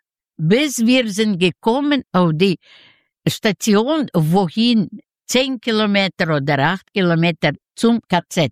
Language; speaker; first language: German; non-native, learner; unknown